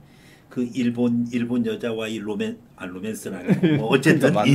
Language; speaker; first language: Korean; native; Korean